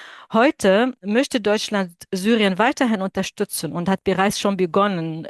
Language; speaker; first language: German; non-native, fluent; Arabic